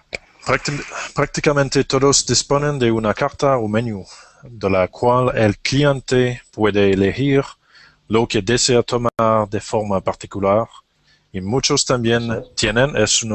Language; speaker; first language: Spanish; non-native, learner; English